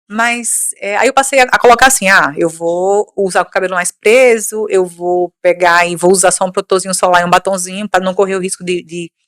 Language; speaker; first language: Portuguese; native; Portuguese